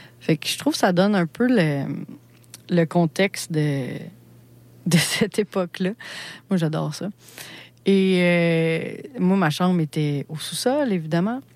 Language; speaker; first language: French; native; French